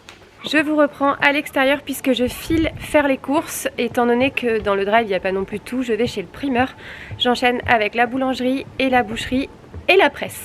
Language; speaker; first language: French; native; French